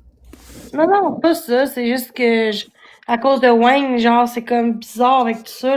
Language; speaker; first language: French; native; French